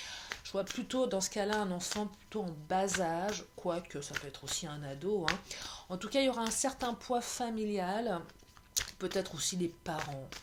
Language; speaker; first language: French; native; French